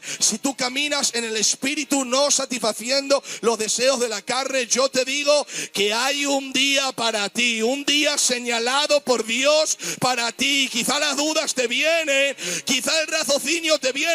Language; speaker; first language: Spanish; native; Spanish